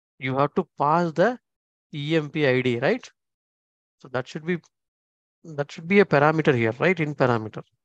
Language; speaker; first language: English; non-native, local second language; Tamil